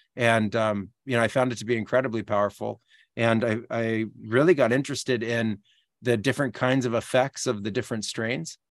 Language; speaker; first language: English; native; English